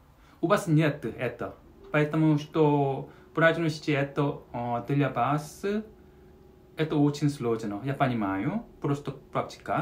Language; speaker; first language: Russian; non-native, learner; Korean